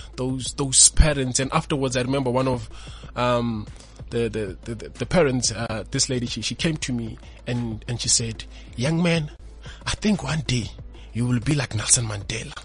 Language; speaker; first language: English; non-native, local second language; Northern Sotho